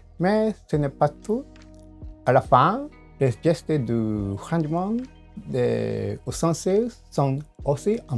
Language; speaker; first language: French; non-native, fluent; Japanese